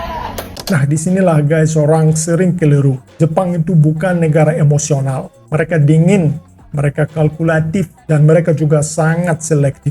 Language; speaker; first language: Indonesian; non-native, fluent; Russian